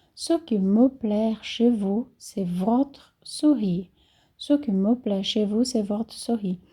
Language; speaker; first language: French; non-native, fluent; Portuguese